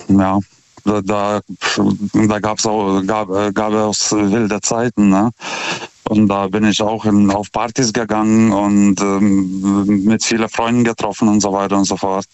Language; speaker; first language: German; non-native, fluent; Lithuanian